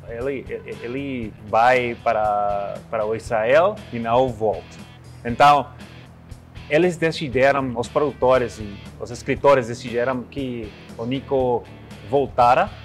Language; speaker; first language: Portuguese; non-native, learner; Spanish